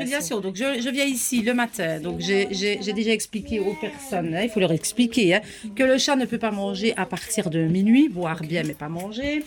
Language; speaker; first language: French; native; French